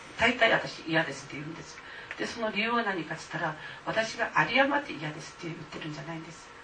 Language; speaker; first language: Japanese; non-native, fluent; Korean